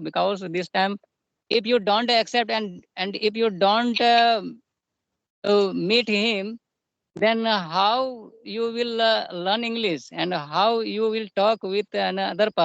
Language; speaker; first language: English; non-native, learner; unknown